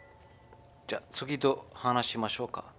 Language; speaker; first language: Japanese; non-native, learner; German